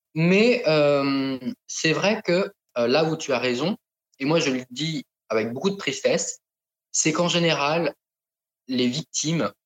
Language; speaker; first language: French; native; French